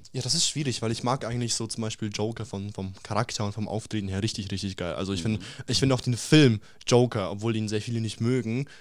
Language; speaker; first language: German; early bilingual, other home language; Russian